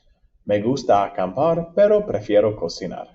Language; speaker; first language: Spanish; non-native, fluent; English